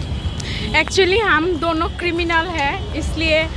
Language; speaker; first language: Hindi; non-native, learner; Bangla